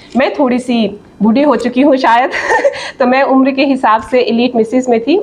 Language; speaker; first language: Hindi; native; Hindi